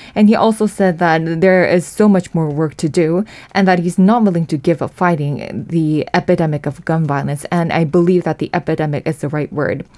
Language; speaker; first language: English; non-native, fluent; Korean